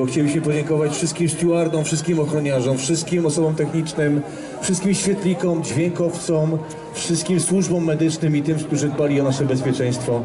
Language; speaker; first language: Polish; native; Polish